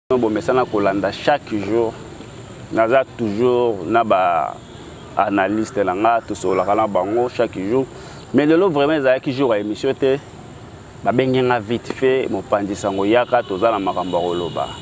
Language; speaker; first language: Lingala; native; Lingala